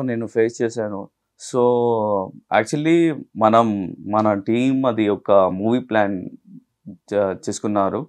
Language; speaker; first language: Telugu; non-native, learner; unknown